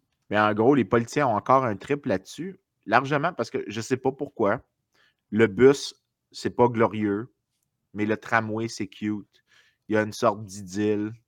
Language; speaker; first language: French; native; French